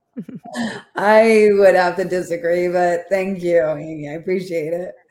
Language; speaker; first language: English; native; English